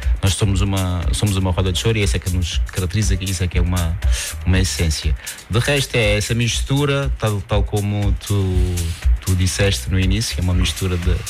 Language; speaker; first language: Portuguese; non-native, local second language; Kabuverdianu